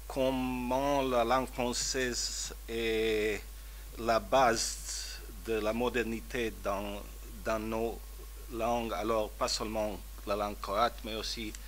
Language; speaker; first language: French; non-native, fluent; Croatian